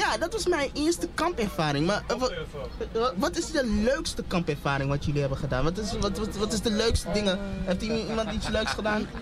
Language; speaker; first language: Dutch; native; Dutch